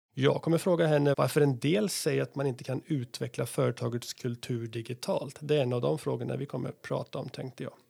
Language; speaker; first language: Swedish; native; Swedish